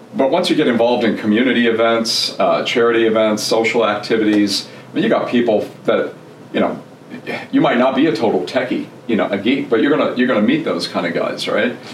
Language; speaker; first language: English; early bilingual, other home language; German